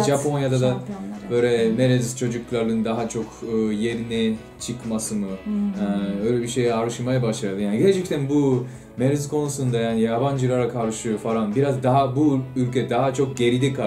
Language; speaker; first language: Turkish; non-native, fluent; Japanese